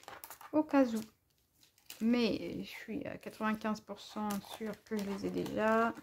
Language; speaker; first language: French; native; French